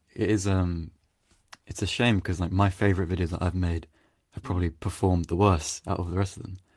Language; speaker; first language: English; native; English